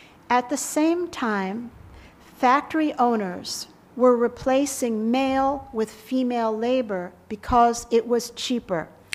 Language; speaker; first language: English; native; English